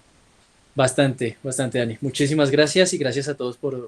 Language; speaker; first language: Spanish; native; Spanish